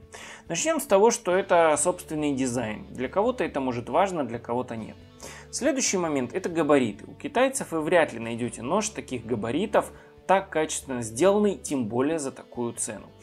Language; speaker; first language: Russian; native; Russian